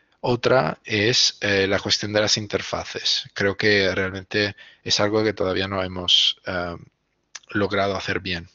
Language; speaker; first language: Spanish; non-native, fluent; Italian